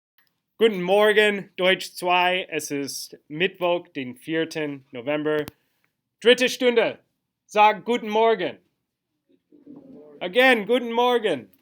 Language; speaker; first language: German; non-native, fluent; English